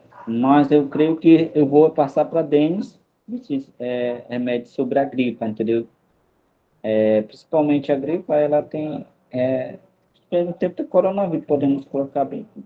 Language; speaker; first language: Portuguese; non-native, local second language; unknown